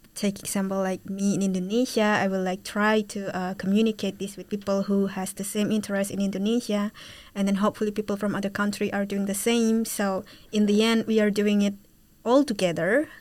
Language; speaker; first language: English; non-native, fluent; Indonesian